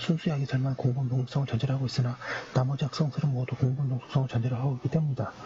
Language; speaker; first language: Korean; native; Korean